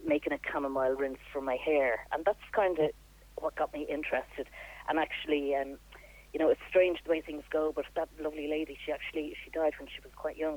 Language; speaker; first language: English; native; English